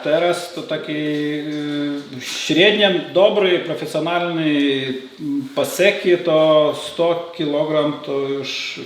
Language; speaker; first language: Polish; non-native, learner; Lithuanian